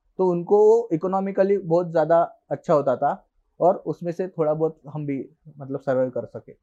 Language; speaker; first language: Hindi; non-native, local second language; Marathi